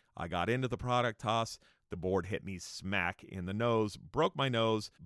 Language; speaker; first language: English; native; English